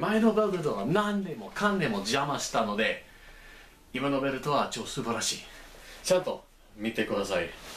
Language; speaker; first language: Japanese; non-native, fluent; English